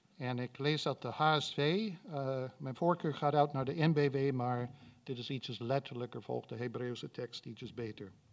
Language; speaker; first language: Dutch; non-native, fluent; English